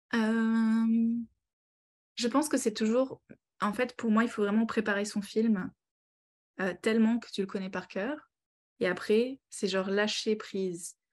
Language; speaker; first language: French; native; French